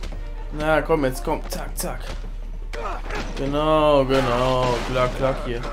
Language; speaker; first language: German; native; German